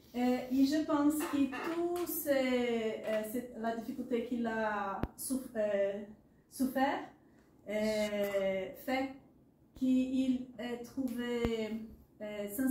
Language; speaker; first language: French; non-native, learner; Portuguese